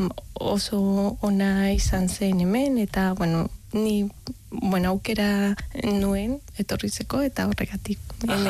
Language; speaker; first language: Basque; non-native, learner; Spanish